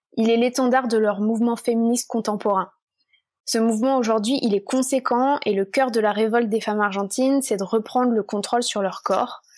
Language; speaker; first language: French; native; French